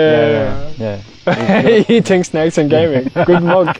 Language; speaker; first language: English; non-native, fluent; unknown